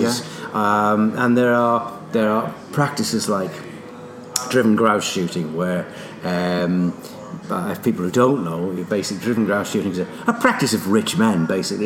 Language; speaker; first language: English; native; English